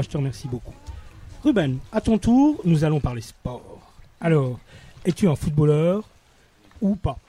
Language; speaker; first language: French; native; French